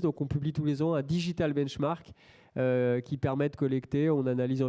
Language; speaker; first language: French; native; French